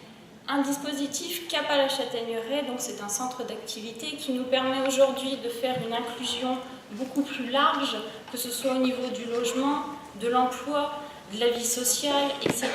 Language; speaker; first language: French; native; French